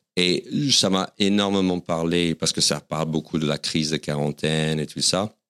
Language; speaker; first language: French; non-native, fluent; English